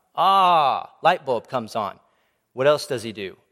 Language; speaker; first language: English; native; English